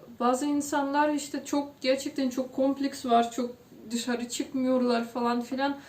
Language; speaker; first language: Turkish; non-native, fluent; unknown